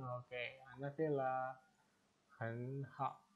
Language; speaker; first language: Chinese; non-native, fluent; Indonesian